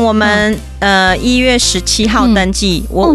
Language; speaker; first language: Chinese; native; Chinese